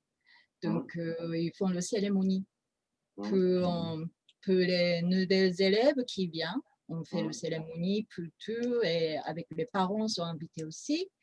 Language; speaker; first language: French; non-native, fluent; Japanese